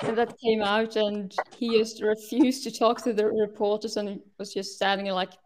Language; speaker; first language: English; non-native, fluent; Swedish